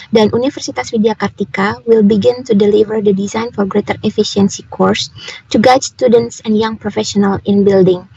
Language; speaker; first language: English; non-native, fluent; Indonesian